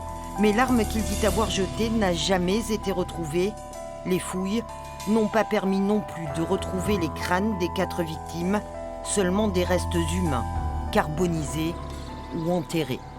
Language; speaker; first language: French; native; French